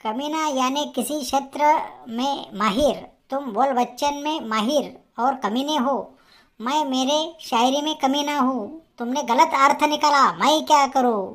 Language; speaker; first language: Hindi; non-native, local second language; Marathi